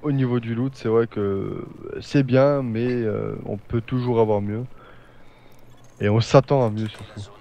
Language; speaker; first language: French; native; French